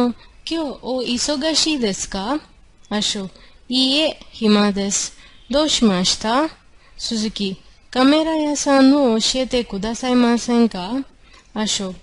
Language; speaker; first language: Japanese; non-native, fluent; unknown